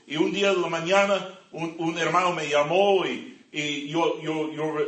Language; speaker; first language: Spanish; non-native, fluent; English